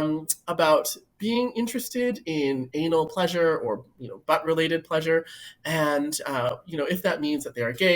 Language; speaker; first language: English; native; English